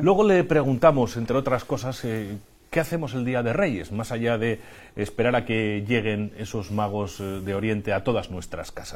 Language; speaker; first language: Spanish; native; Spanish